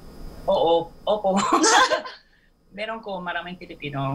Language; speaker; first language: Filipino; non-native, learner; English